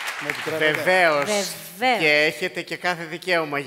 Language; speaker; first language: Greek; native; Greek